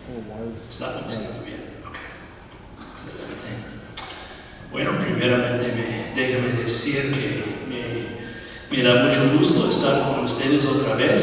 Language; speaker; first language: Spanish; non-native, fluent; English